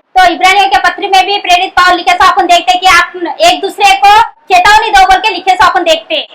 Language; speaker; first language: Hindi; non-native, local second language; Marathi